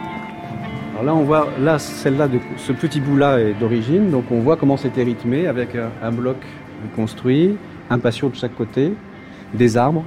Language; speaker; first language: French; native; French